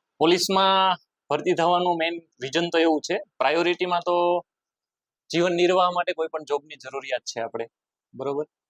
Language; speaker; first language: Gujarati; native; Gujarati